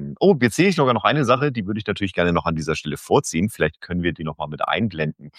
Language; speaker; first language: German; native; German